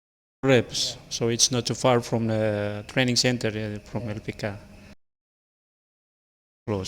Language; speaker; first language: English; non-native, learner; Indonesian